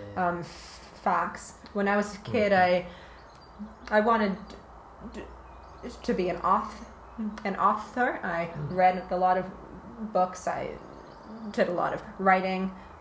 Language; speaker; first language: English; native; English